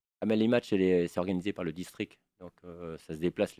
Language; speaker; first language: French; native; French